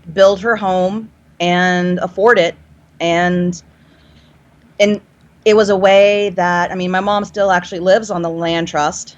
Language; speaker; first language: English; native; English